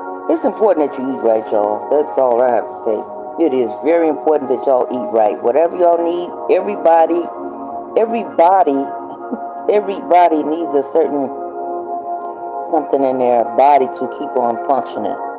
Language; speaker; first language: English; native; English